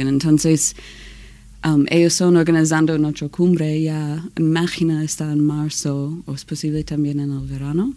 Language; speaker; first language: Spanish; non-native, learner; English